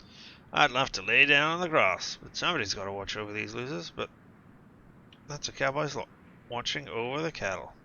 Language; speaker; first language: English; native; English